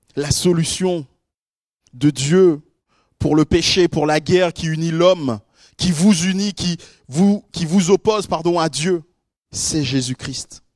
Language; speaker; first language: French; native; French